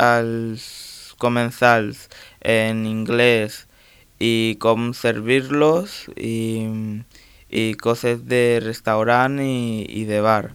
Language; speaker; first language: Catalan; non-native, local second language; Spanish